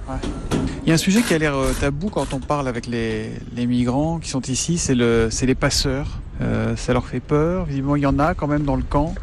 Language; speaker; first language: French; native; French